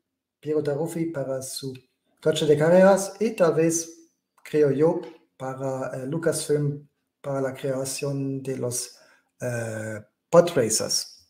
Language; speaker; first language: Spanish; non-native, fluent; German